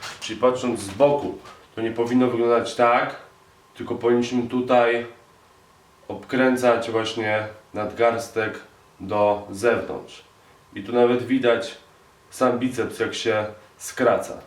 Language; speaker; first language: Polish; native; Polish